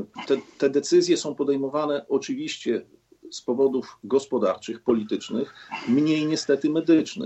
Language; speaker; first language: Polish; native; Polish